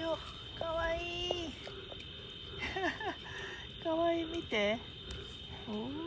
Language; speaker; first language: Japanese; native; Japanese